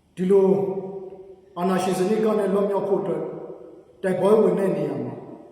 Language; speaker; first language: Burmese; non-native, local second language; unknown